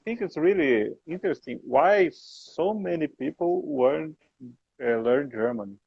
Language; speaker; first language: English; non-native, learner; Portuguese